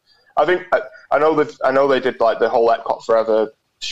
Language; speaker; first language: English; native; English